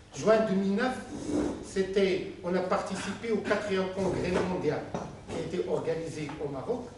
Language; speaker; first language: French; non-native, local second language; Arabic